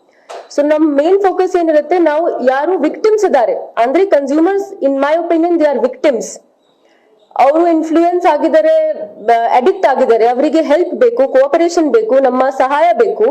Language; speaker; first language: Kannada; non-native, fluent; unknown